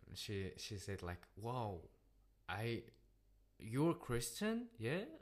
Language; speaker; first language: English; non-native, learner; Russian